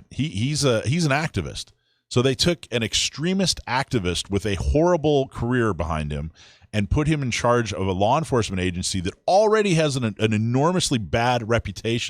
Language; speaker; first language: English; native; English